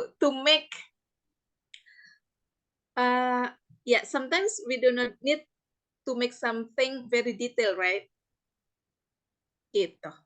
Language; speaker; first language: English; non-native, fluent; Indonesian